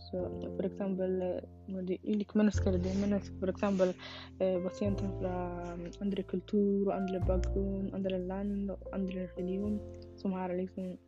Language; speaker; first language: Norwegian; non-native, learner; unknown